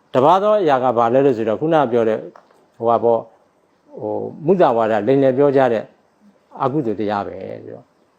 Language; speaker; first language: Burmese; native; Burmese